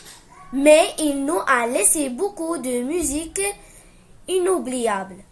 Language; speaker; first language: French; non-native, local second language; Arabic